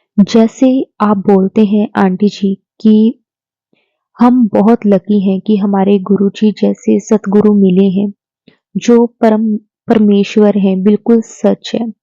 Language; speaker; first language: Hindi; native; Hindi